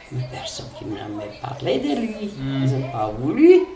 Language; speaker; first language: French; non-native, fluent; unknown